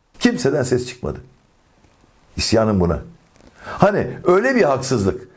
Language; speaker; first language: Turkish; native; Turkish